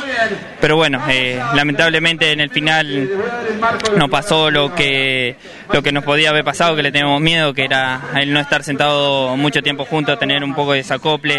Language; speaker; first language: Spanish; native; Spanish